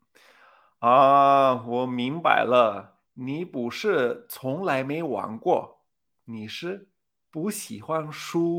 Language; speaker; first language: Chinese; non-native, fluent; Spanish